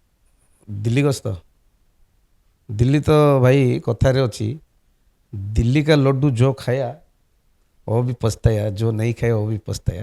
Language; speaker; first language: Hindi; non-native, local second language; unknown